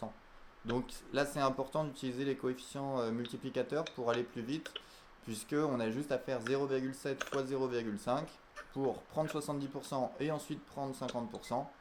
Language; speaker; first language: French; native; French